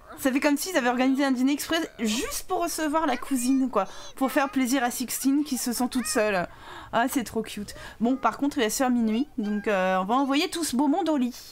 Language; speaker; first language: French; native; French